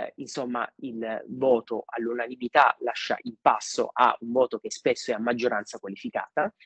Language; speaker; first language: Italian; native; Italian